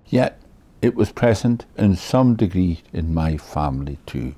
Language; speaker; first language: English; native; English